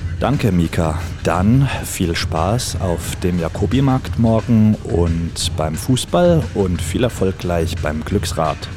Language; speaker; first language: German; native; German